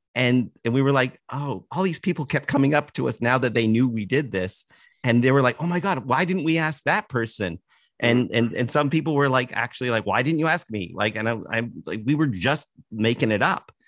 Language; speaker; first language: English; native; English